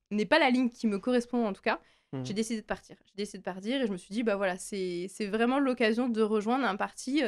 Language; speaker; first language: French; native; French